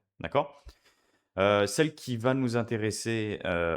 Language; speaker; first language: French; native; French